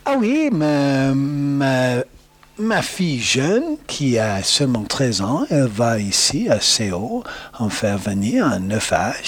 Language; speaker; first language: French; non-native, learner; English